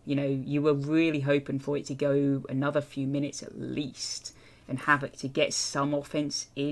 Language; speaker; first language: English; native; English